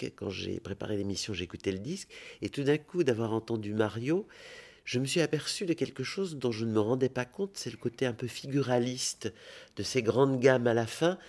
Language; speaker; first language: French; native; French